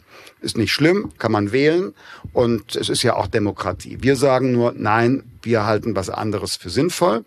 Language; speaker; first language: German; native; German